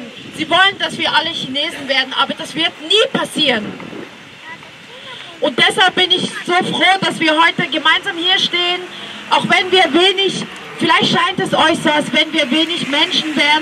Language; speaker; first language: German; early bilingual, other home language; Tibetan